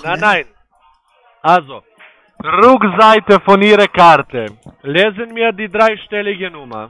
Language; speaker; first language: German; non-native, learner; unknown